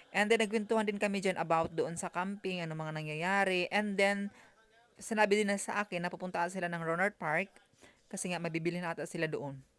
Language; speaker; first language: Filipino; non-native, local second language; Cebuano